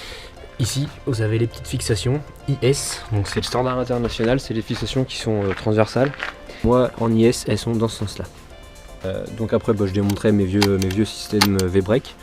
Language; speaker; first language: French; native; French